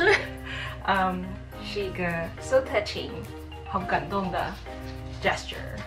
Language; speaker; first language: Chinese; non-native, learner; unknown